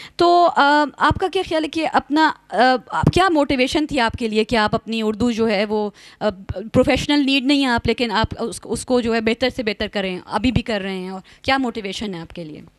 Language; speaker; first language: Urdu; native; Urdu